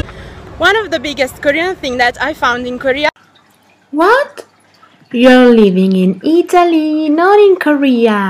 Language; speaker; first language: English; non-native, learner; Italian